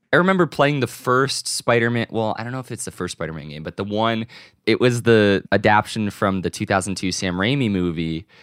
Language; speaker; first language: English; native; English